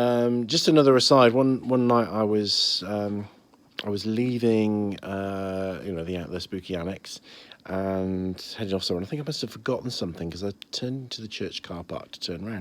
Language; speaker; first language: English; native; English